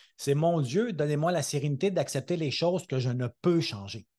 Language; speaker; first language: French; native; French